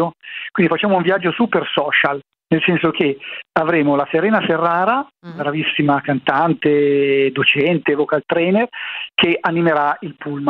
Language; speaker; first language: Italian; native; Italian